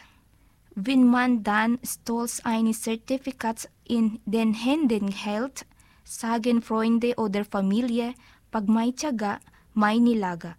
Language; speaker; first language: German; non-native, learner; Filipino